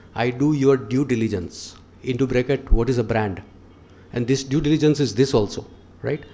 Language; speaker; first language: English; non-native, local second language; Gujarati